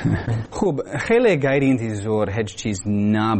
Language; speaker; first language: Tajik; non-native, learner; English